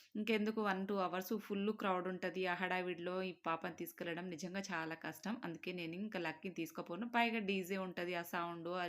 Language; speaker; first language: Telugu; non-native, local second language; Marwari